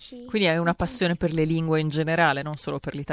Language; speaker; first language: Italian; native; Italian